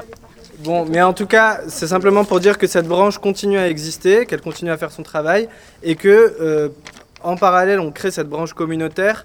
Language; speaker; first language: French; native; French